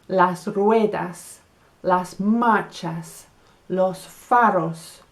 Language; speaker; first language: Spanish; non-native, fluent; English